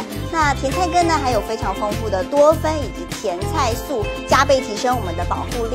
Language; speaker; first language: Chinese; native; Chinese